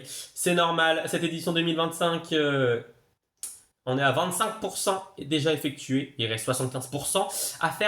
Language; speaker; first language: French; native; French